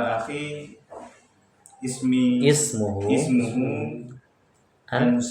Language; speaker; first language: Arabic; non-native, learner; Indonesian